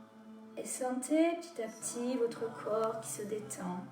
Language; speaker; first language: French; native; French